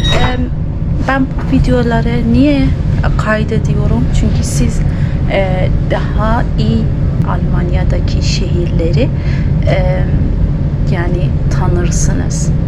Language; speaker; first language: Turkish; non-native, fluent; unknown